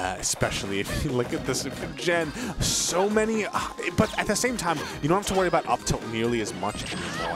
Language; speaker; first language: English; native; English